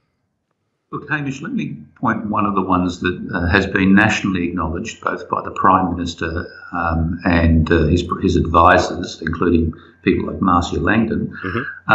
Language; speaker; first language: English; native; English